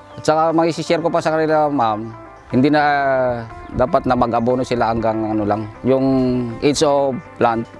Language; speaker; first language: Filipino; non-native, local second language; Iloko